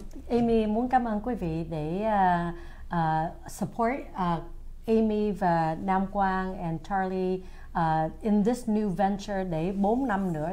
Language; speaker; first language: Vietnamese; early bilingual, heritage; Vietnamese